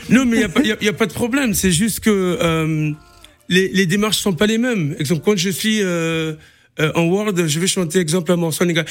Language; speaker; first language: French; non-native, local second language; Lingala